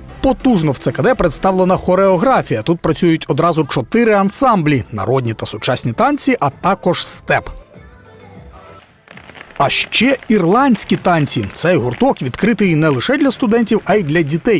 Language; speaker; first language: Ukrainian; native; Ukrainian